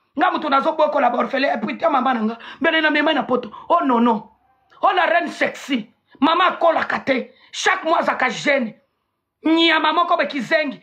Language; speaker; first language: Lingala; non-native, local second language; Swahili